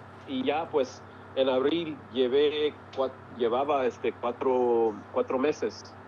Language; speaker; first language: Spanish; early bilingual, heritage; English